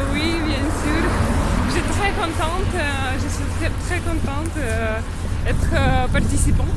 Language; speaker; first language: French; non-native, learner; Ukrainian